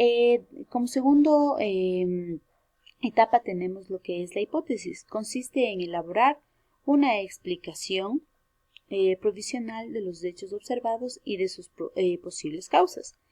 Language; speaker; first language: Spanish; native; Spanish